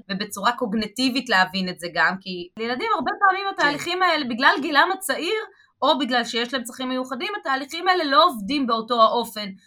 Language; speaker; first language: Hebrew; native; Hebrew